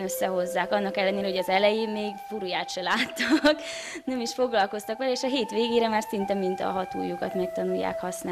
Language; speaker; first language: Hungarian; native; Hungarian